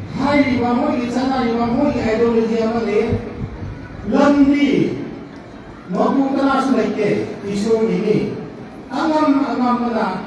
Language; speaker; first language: Manipuri; non-native, local second language; Rongmei Naga